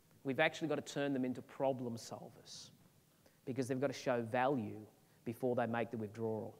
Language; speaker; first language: English; native; English